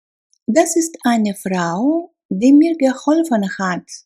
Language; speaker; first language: German; non-native, fluent; Russian